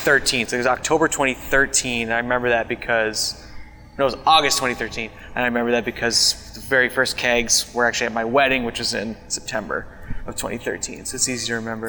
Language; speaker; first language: English; native; English